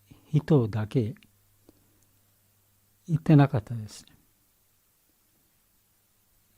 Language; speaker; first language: Japanese; non-native, learner; Bangla